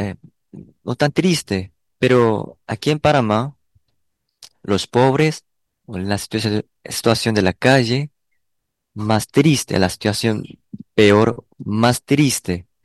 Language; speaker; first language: Spanish; non-native, learner; Korean